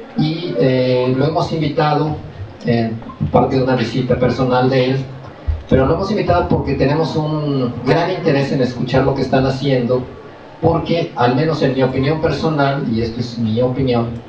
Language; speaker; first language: Spanish; native; Spanish